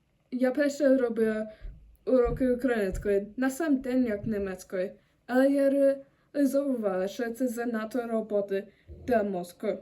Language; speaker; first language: Ukrainian; non-native, learner; German